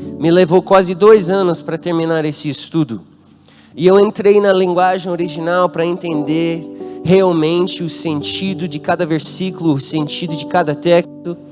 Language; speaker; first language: Portuguese; non-native, fluent; English